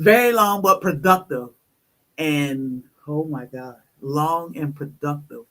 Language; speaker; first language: English; native; English